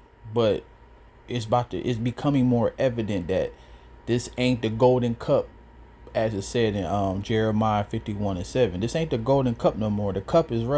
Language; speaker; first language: English; native; English